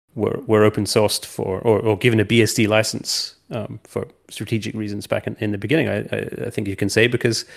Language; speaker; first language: English; native; English